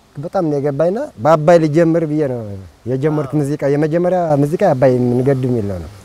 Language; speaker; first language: Amharic; non-native, local second language; Tigrinya